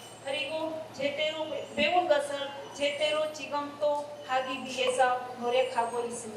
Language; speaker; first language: Korean; non-native, learner; Hindi